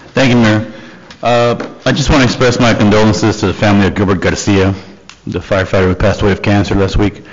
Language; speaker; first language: English; native; English